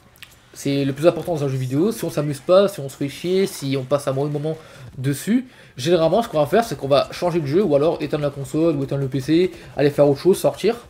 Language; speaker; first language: French; native; French